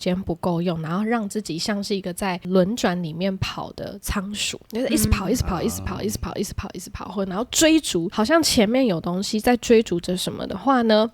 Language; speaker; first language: Chinese; native; Chinese